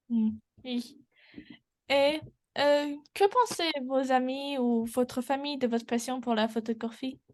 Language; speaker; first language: French; non-native, learner; English